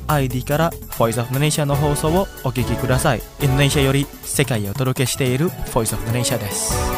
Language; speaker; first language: Japanese; non-native, fluent; Indonesian